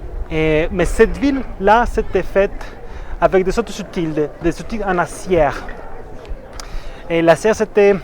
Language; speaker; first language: French; non-native, fluent; Spanish